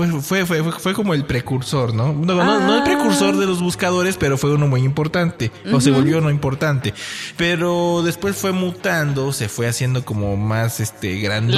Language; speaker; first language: Spanish; native; Spanish